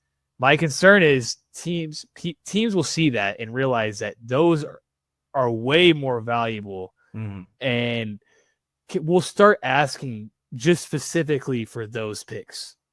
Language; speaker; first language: English; native; English